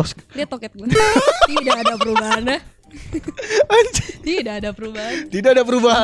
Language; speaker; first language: Indonesian; native; Indonesian